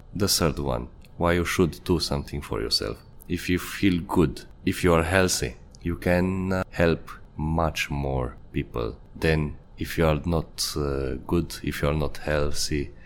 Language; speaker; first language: English; non-native, fluent; Hungarian